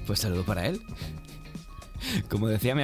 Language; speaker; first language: Spanish; native; Spanish